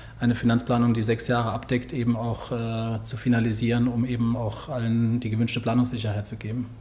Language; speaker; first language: German; native; German